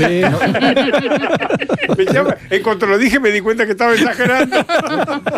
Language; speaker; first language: Spanish; native; Spanish